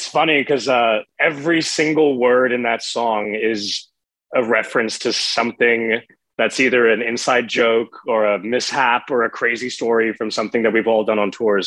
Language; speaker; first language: English; native; English